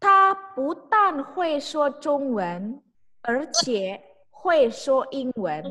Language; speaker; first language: Chinese; non-native, fluent; Indonesian